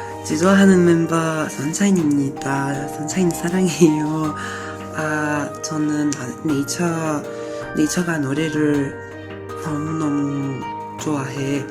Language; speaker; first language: Korean; non-native, learner; French